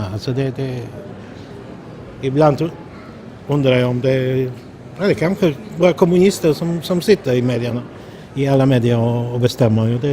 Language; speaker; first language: Swedish; non-native, fluent; Polish